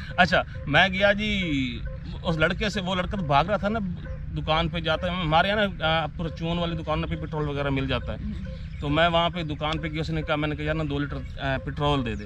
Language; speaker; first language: Urdu; native; Urdu